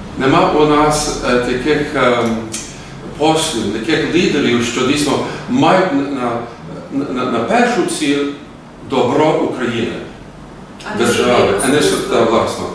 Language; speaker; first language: Ukrainian; early bilingual, heritage; Ukrainian